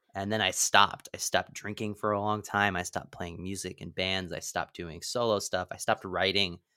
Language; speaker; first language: English; native; English